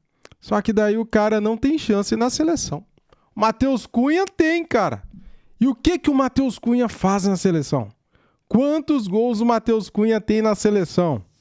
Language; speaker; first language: Portuguese; native; Portuguese